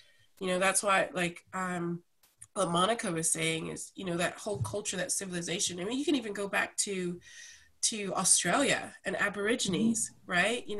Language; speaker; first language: English; native; English